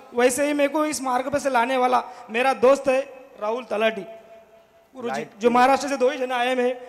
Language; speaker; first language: Hindi; non-native, local second language; Marathi